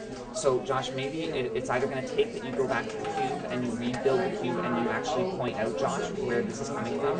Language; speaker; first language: English; native; English